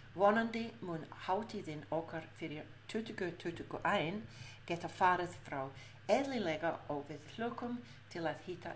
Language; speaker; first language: Icelandic; non-native, learner; English